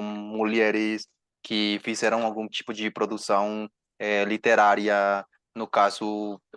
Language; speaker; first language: Portuguese; non-native, learner; Spanish